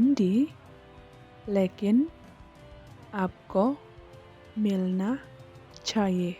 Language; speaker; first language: Hindi; non-native, local second language; Khasi